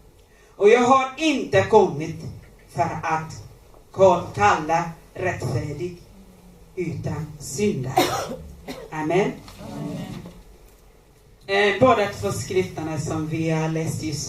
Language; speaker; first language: Swedish; non-native, learner; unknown